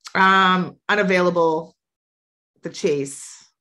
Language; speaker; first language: English; native; English